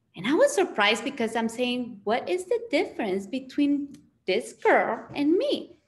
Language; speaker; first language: English; early bilingual, other home language; Spanish